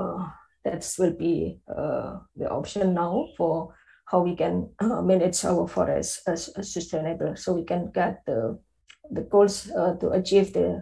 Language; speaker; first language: English; non-native, fluent; Indonesian